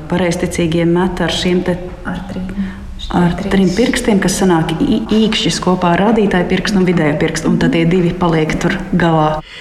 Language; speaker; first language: Latvian; non-native, local second language; Russian